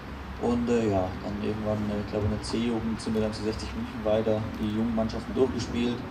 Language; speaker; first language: German; native; German